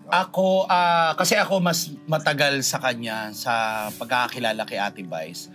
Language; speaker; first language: Filipino; non-native, local second language; Bikol